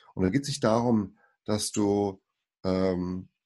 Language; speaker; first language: German; early bilingual, other home language; Portuguese